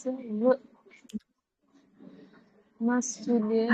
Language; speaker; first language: Russian; non-native, learner; Uzbek